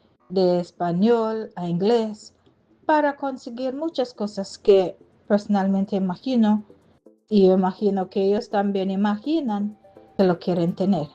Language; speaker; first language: Spanish; non-native, fluent; English